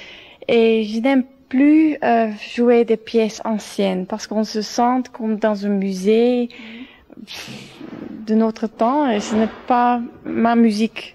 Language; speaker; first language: French; non-native, fluent; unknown